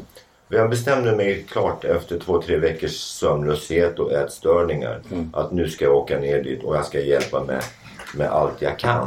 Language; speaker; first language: Swedish; non-native, fluent; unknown